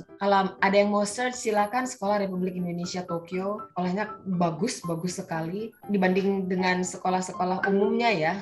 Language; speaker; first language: Indonesian; early bilingual, heritage; Indonesian